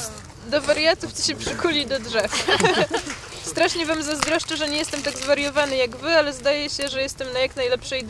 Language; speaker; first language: Polish; native; Polish